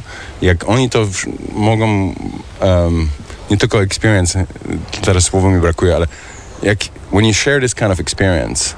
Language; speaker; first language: Polish; early bilingual, heritage; German